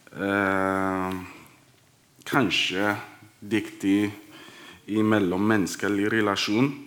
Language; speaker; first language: Norwegian; non-native, fluent; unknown